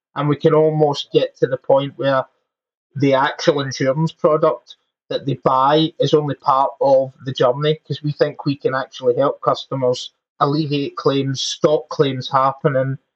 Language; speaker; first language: English; native; English